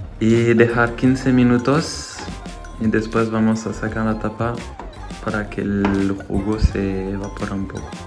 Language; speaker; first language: Spanish; non-native, fluent; French